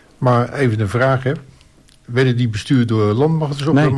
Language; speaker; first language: Dutch; native; Dutch